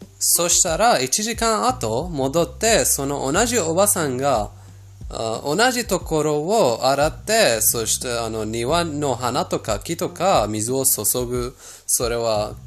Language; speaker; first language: Japanese; non-native, fluent; Persian